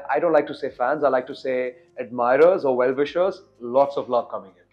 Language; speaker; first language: English; non-native, local second language; Hindi